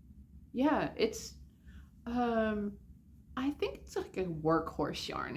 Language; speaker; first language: English; native; English